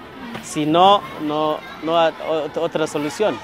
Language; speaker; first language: Spanish; non-native, fluent; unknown